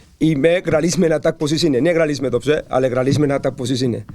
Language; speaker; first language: Polish; non-native, learner; Spanish